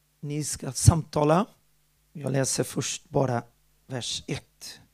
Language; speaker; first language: Swedish; non-native, fluent; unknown